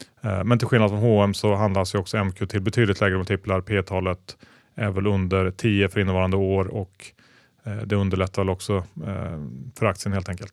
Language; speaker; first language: Swedish; native; Swedish